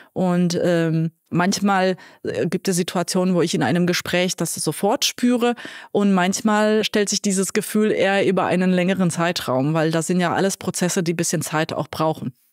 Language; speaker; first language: German; non-native, fluent; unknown